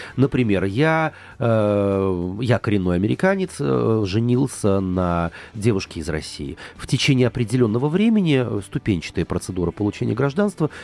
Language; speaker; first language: Russian; native; Russian